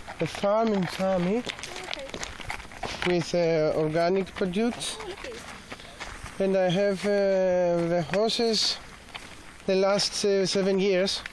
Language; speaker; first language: English; non-native, learner; Greek